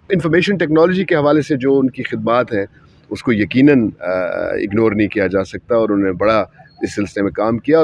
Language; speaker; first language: Urdu; non-native, local second language; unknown